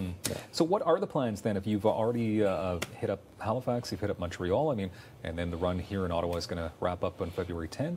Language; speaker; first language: English; native; English